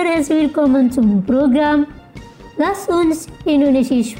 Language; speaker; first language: German; non-native, fluent; Indonesian